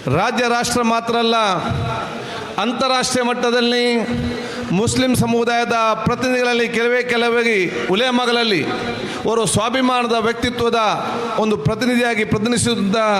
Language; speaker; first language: Kannada; non-native, local second language; Badaga